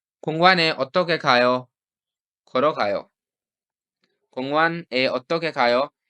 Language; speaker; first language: Korean; non-native, fluent; Urdu